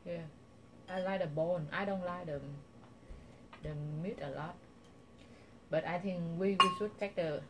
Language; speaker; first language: English; non-native, learner; Vietnamese